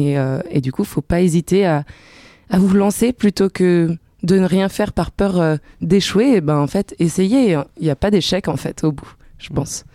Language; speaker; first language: French; native; French